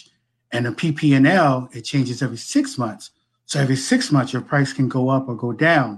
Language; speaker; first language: English; native; English